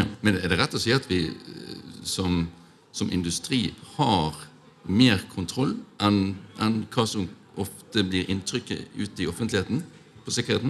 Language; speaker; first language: Norwegian; native; Norwegian